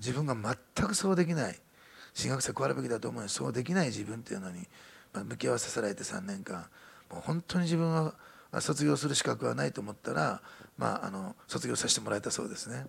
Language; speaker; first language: Japanese; native; Japanese